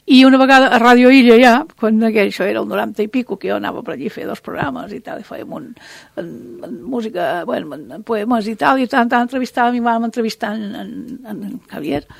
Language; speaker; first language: Catalan; native; Catalan